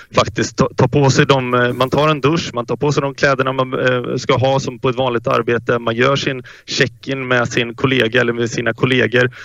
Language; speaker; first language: Swedish; native; Swedish